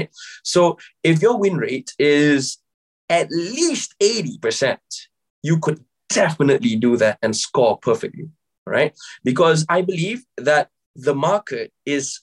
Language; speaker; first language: English; non-native, local second language; Malay